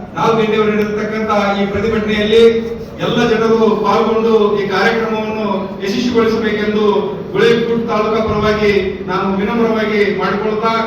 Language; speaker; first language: Kannada; native; Kannada